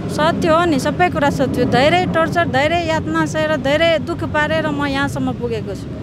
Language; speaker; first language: Nepali; non-native, local second language; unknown